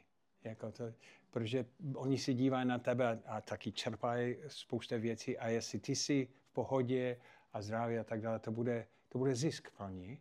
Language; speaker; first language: Czech; non-native, fluent; English